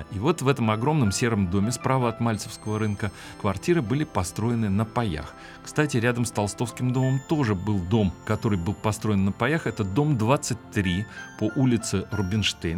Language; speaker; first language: Russian; native; Russian